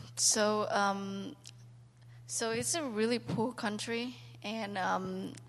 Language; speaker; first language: English; non-native, learner; Khmer